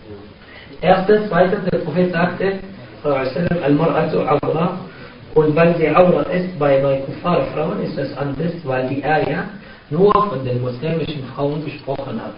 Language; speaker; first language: German; non-native, fluent; Arabic